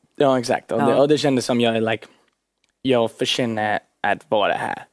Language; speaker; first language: Swedish; early bilingual, heritage; Swedish